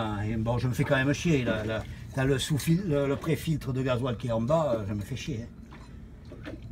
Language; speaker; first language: French; native; French